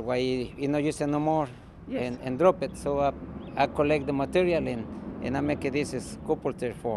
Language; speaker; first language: English; non-native, learner; Spanish